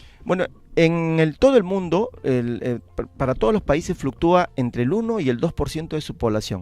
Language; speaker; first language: Spanish; native; Spanish